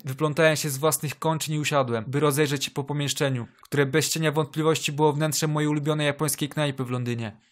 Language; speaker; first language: Polish; native; Polish